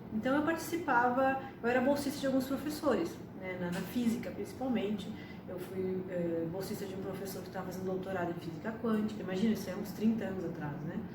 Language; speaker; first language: Portuguese; early bilingual, other home language; Spanish